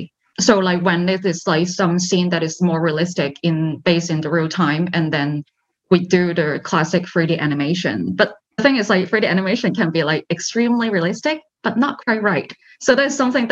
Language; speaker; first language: English; non-native, local second language; Cantonese